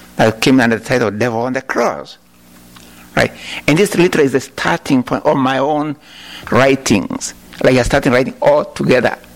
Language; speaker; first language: English; non-native, local second language; Kikuyu